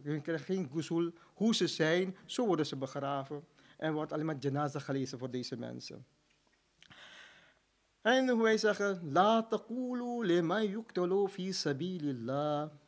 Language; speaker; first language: Dutch; non-native, fluent; Urdu